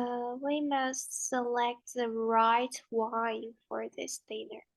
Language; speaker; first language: English; non-native, learner; Chinese